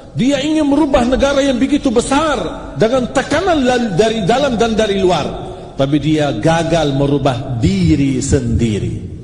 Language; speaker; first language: Malay; non-native, fluent; Arabic